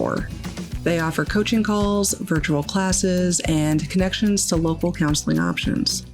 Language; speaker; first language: English; native; English